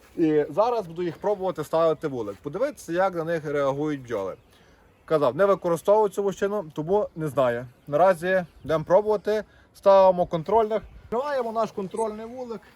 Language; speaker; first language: Ukrainian; native; Ukrainian